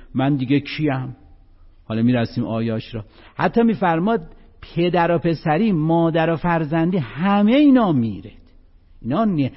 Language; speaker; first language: Persian; non-native, local second language; Azerbaijani